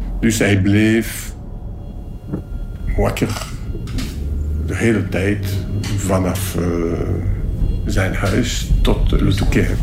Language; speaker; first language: Dutch; non-native, local second language; French